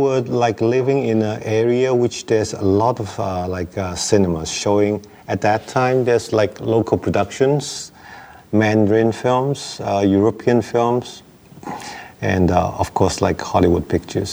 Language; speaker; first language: English; non-native, local second language; Wu Chinese